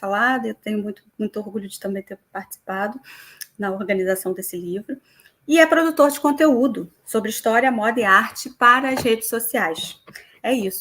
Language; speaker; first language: Portuguese; native; Portuguese